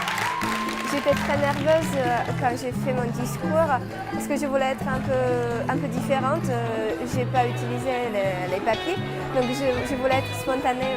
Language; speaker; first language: French; non-native, fluent; Slovak